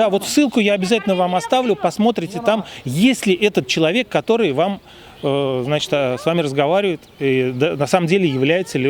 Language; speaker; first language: Russian; native; Russian